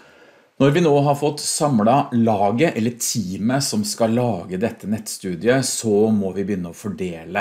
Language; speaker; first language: Norwegian; native; Norwegian